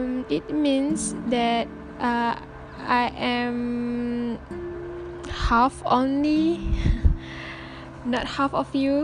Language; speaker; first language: English; non-native, learner; Malay